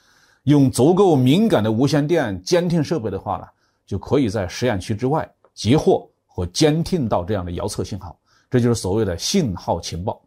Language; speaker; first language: Chinese; native; Chinese